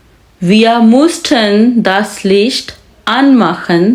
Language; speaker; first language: German; non-native, fluent; Urdu